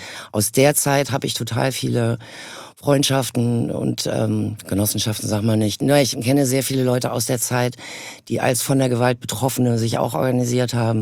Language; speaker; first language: German; native; German